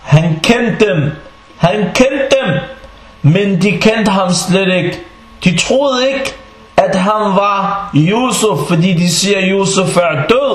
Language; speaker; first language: Danish; non-native, fluent; Arabic